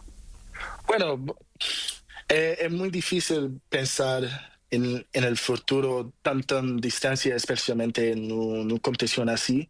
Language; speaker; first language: Spanish; non-native, learner; Portuguese